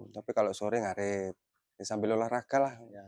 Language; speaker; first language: Indonesian; non-native, local second language; Javanese